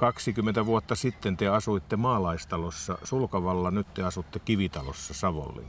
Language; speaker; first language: Finnish; native; Finnish